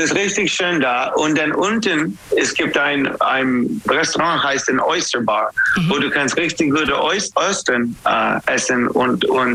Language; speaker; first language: German; non-native, learner; English